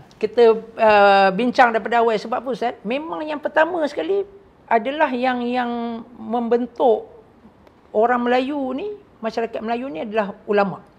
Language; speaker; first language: Malay; native; Malay